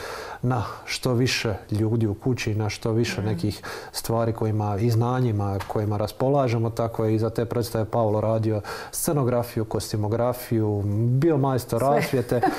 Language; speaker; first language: Croatian; native; Croatian